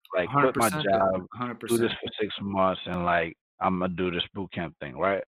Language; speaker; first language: English; early bilingual, other home language; Spanish